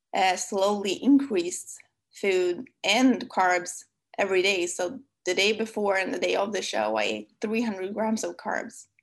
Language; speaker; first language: English; non-native, fluent; Swedish